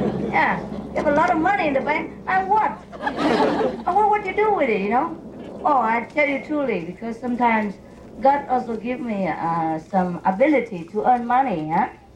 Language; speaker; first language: English; non-native, fluent; Vietnamese